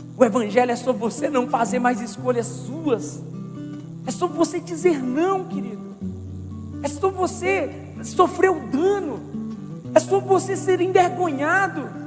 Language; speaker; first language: Portuguese; native; Portuguese